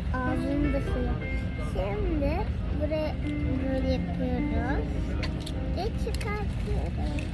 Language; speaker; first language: Turkish; early bilingual, heritage; Turkish